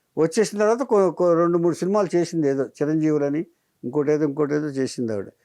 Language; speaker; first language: Telugu; native; Telugu